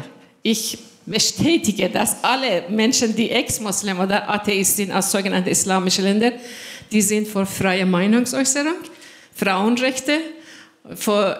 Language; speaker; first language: German; non-native, fluent; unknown